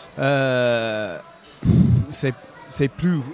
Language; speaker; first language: French; non-native, learner; English